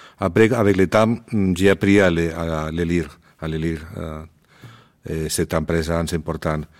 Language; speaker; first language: French; non-native, learner; Spanish